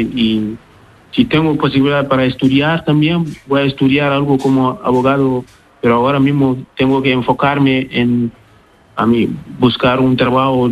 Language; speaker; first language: Spanish; non-native, learner; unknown